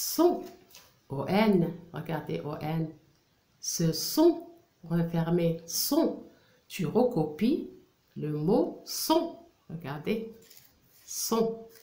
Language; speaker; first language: French; non-native, local second language; Arabic